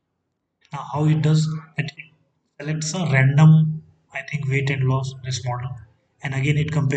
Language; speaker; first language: English; non-native, fluent; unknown